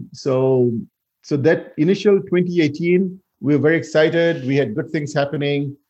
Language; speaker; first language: English; non-native, fluent; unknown